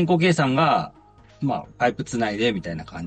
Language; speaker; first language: Japanese; native; Japanese